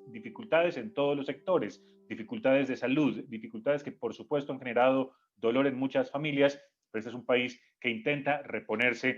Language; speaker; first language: Spanish; native; Spanish